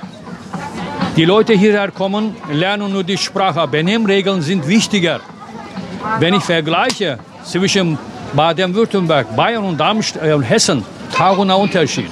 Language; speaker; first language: German; non-native, fluent; Turkish